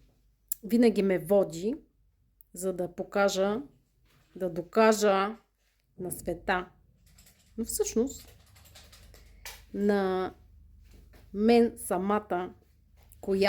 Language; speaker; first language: Bulgarian; native; Bulgarian